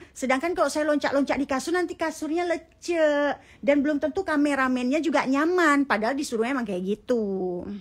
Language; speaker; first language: Indonesian; native; Indonesian